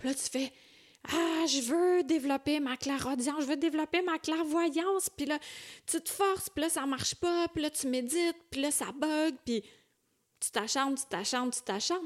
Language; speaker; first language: French; native; French